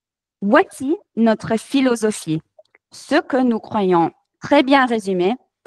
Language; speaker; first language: French; non-native, fluent; English